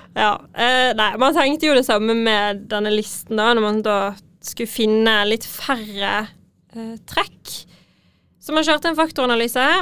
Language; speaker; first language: Norwegian; native; Norwegian